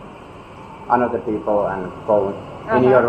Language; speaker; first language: English; non-native, learner; Finnish